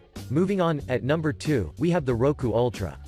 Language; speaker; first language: English; non-native, fluent; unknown